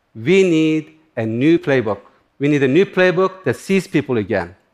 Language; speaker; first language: English; non-native, fluent; Turkish